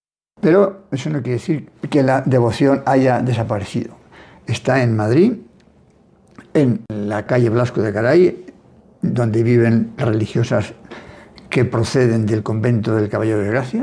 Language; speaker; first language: Spanish; native; Spanish